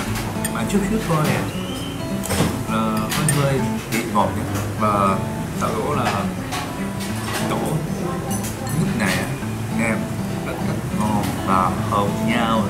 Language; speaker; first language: Vietnamese; non-native, learner; Japanese